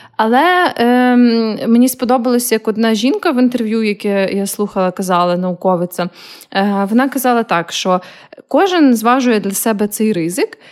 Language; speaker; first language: Ukrainian; native; Ukrainian